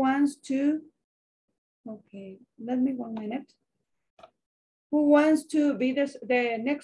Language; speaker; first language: English; non-native, learner; Spanish